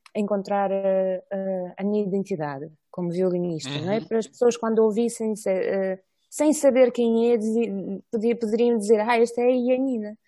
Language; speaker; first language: Portuguese; non-native, fluent; Russian